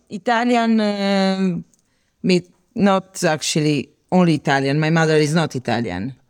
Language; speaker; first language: English; non-native, learner; Serbian